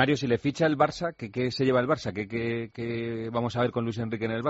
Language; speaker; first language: Spanish; native; Spanish